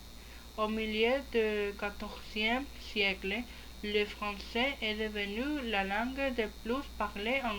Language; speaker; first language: French; non-native, learner; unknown